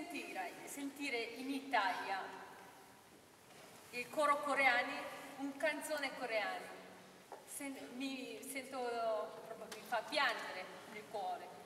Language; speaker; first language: Italian; non-native, learner; Korean